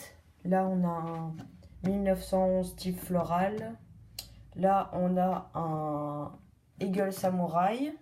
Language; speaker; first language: French; native; French